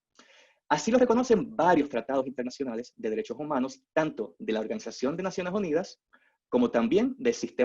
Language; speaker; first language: Spanish; native; Spanish